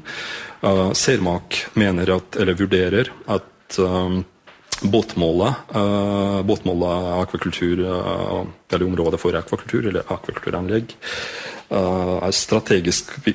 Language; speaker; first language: Norwegian; non-native, fluent; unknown